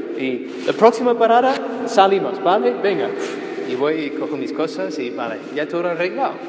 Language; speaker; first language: Spanish; non-native, fluent; English